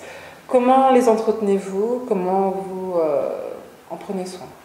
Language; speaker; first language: French; native; French